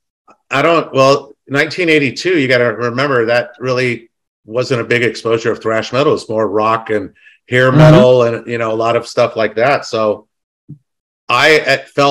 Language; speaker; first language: English; native; English